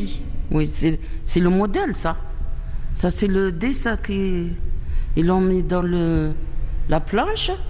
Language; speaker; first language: French; non-native, learner; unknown